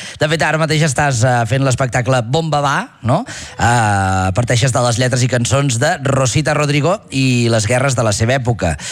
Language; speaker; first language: Catalan; native; Catalan